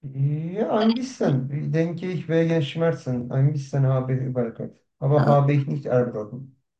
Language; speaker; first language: German; non-native, learner; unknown